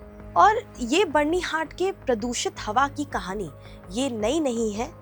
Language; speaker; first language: Hindi; native; Hindi